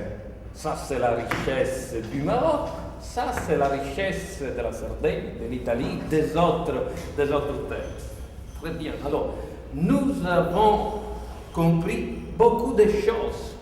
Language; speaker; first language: French; non-native, fluent; Italian